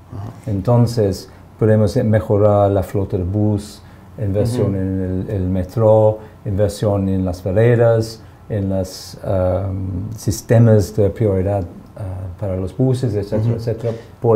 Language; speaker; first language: Spanish; non-native, fluent; English